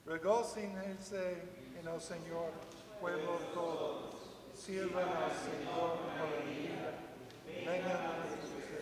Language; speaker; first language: Spanish; non-native, fluent; English